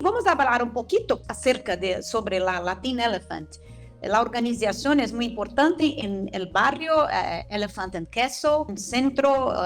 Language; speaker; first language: Spanish; non-native, fluent; Portuguese